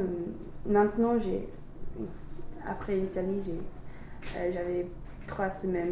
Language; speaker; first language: French; non-native, learner; English